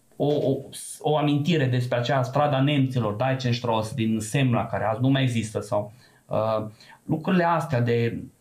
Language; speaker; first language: Romanian; non-native, local second language; Serbian